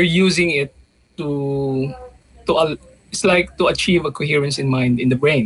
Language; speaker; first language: English; non-native, local second language; Filipino